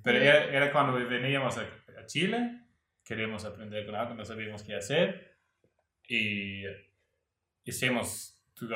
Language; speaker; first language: Spanish; non-native, learner; Swedish